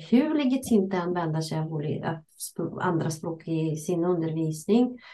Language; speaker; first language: Swedish; non-native, fluent; Russian